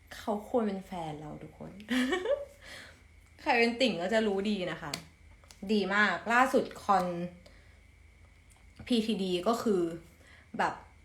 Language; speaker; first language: Thai; native; Thai